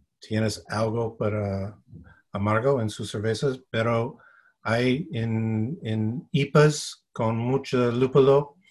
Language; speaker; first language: Spanish; non-native, fluent; English